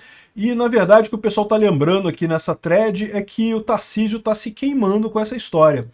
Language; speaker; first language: Portuguese; native; Portuguese